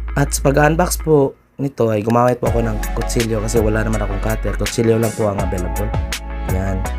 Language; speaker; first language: Filipino; non-native, local second language; Cebuano